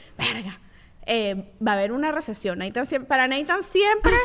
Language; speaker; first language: Spanish; native; Spanish